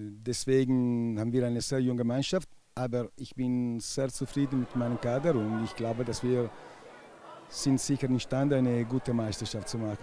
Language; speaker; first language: German; non-native, local second language; Italian